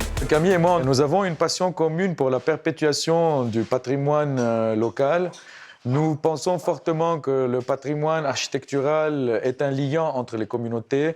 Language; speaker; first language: French; non-native, local second language; Arabic